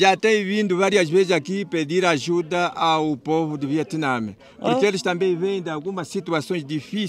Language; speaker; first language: Portuguese; native; Portuguese